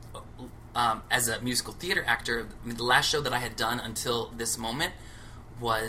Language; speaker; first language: English; native; English